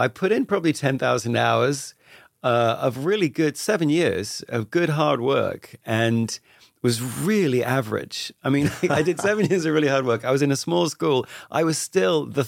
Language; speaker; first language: English; native; English